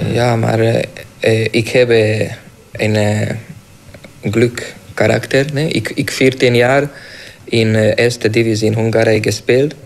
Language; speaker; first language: Dutch; non-native, learner; Hungarian